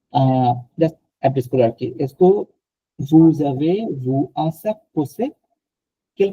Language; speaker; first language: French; non-native, fluent; Bangla